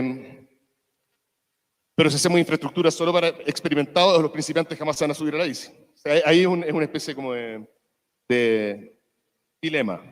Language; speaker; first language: Spanish; native; Spanish